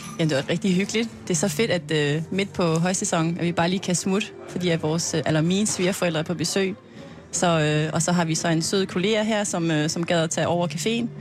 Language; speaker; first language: Danish; non-native, fluent; French